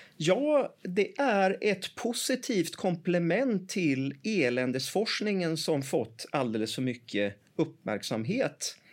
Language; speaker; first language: Swedish; early bilingual, other home language; Persian